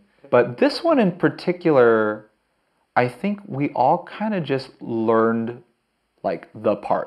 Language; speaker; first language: English; native; English